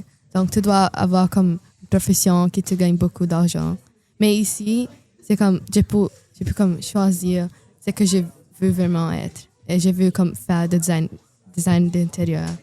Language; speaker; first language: French; non-native, learner; Portuguese